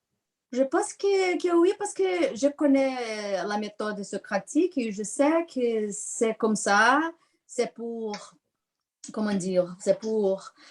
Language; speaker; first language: French; non-native, fluent; Portuguese